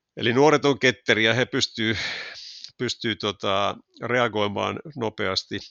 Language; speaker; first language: Finnish; native; Finnish